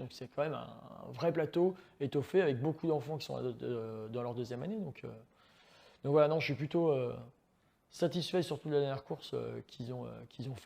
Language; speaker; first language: French; native; French